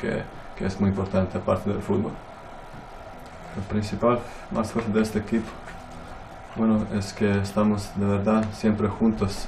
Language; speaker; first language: Spanish; non-native, fluent; Croatian